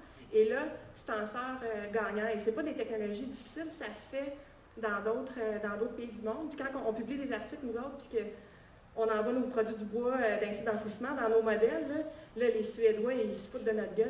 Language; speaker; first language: French; native; French